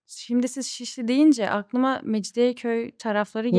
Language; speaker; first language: Turkish; native; Turkish